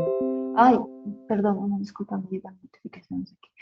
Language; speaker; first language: Spanish; non-native, fluent; French